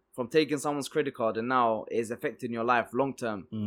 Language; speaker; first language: English; early bilingual, other home language; Arabic